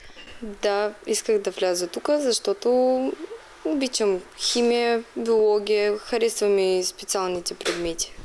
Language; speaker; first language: Bulgarian; non-native, fluent; Russian